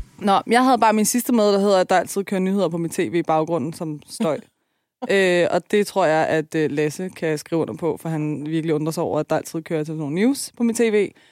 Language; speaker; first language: Danish; early bilingual, other home language; Persian